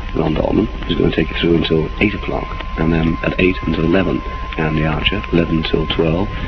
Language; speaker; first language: English; native; English